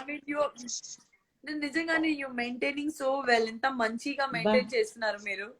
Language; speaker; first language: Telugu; non-native, local second language; Gujarati